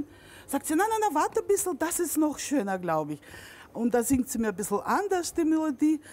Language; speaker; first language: German; non-native, fluent; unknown